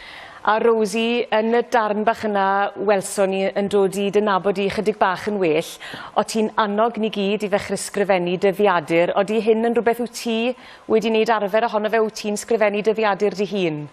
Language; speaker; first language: Welsh; native; Welsh